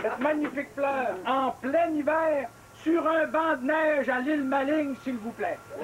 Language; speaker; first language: French; native; French